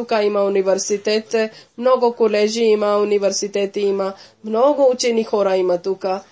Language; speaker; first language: Bulgarian; non-native, fluent; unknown